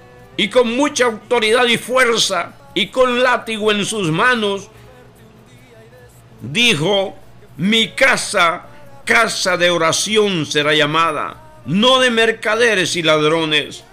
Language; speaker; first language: Spanish; native; Spanish